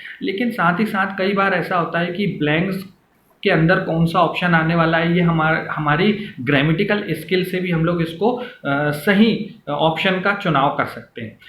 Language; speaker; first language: Hindi; native; Hindi